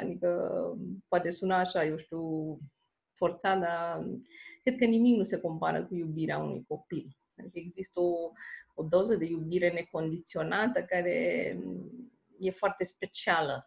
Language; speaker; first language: Romanian; native; Romanian